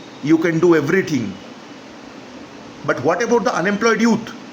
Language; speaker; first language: English; non-native, local second language; Bangla